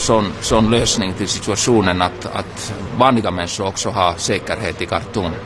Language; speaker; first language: Swedish; non-native, local second language; Finnish